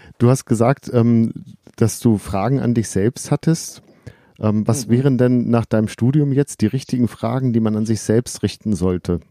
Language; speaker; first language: German; native; German